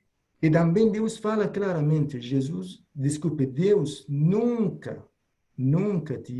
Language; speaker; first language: Portuguese; non-native, fluent; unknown